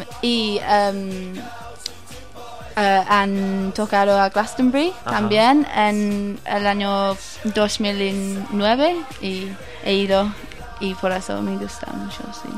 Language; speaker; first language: Spanish; non-native, learner; English